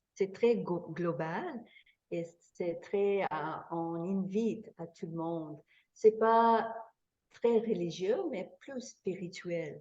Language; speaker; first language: French; non-native, fluent; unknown